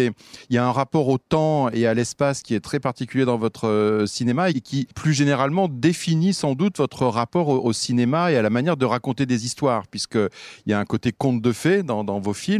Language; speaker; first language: French; native; French